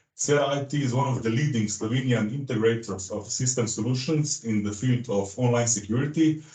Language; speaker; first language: English; non-native, fluent; Slovenian